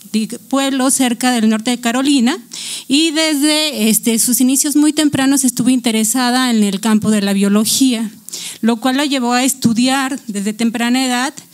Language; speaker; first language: Spanish; native; Spanish